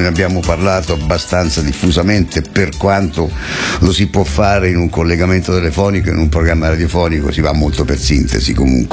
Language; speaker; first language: Italian; native; Italian